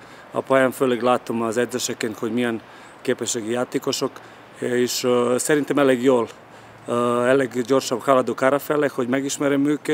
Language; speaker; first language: Hungarian; non-native, fluent; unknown